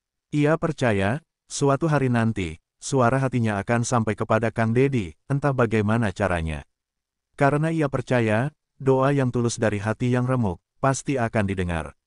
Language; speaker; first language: Indonesian; native; Indonesian